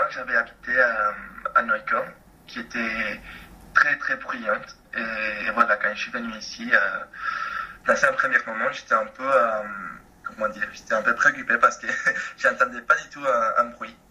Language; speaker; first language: French; non-native, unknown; Spanish